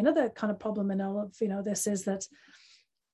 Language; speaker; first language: English; native; English